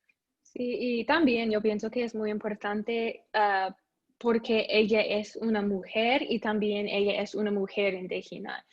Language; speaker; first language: Spanish; non-native, learner; English